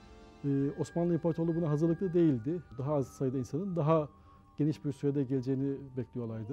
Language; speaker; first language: Turkish; native; Turkish